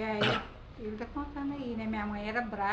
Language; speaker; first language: Portuguese; native; Portuguese